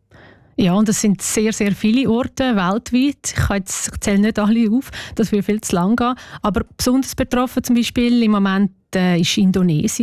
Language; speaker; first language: German; native; German